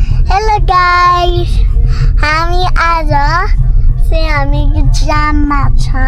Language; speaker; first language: Nepali; early bilingual, heritage; Nepali